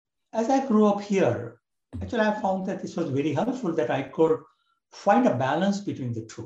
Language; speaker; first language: English; non-native, local second language; Marathi